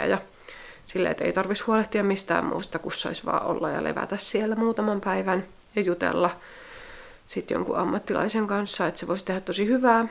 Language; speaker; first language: Finnish; native; Finnish